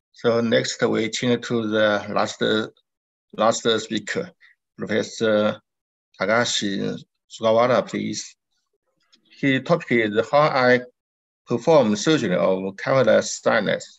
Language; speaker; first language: English; non-native, learner; Chinese